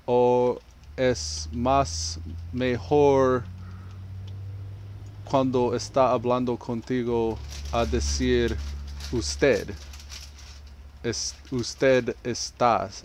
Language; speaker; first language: Spanish; non-native, learner; English